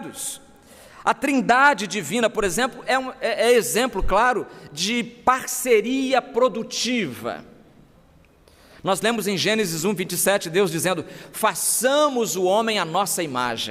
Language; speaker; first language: Portuguese; native; Portuguese